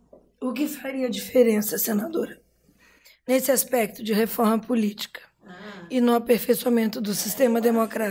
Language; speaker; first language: Portuguese; native; Portuguese